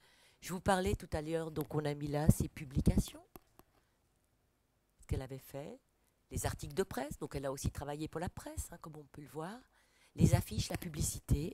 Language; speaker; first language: French; native; French